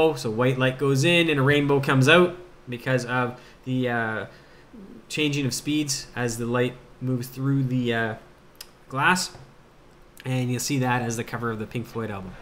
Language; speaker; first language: English; native; English